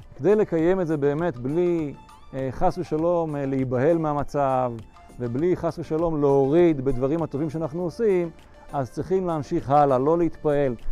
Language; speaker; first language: Hebrew; native; Hebrew